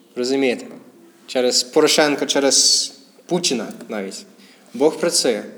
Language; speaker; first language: Ukrainian; non-native, fluent; English